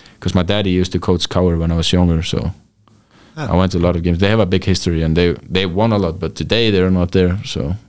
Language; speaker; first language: English; non-native, fluent; Icelandic